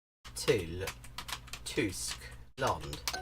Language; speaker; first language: Swedish; non-native, learner; English